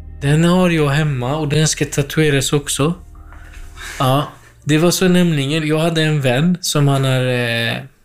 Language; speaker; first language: Swedish; non-native, fluent; Kurdish